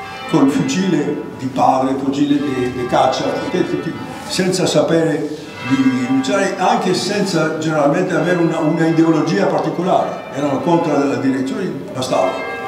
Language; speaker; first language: Italian; non-native, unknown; Greek